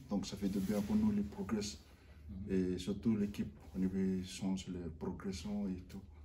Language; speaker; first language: French; non-native, learner; Fijian